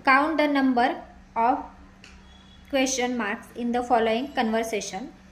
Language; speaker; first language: English; non-native, local second language; Marathi